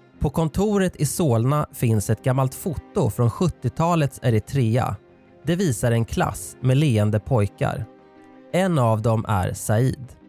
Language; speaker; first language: Swedish; native; Swedish